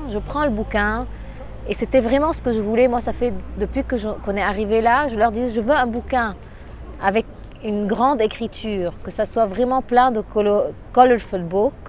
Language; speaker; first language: French; non-native, local second language; Arabic